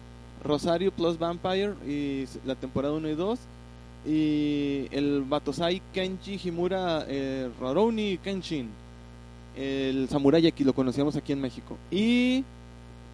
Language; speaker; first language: Spanish; native; Spanish